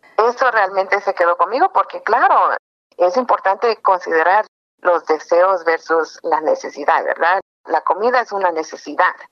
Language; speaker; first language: Spanish; early bilingual, heritage; Spanish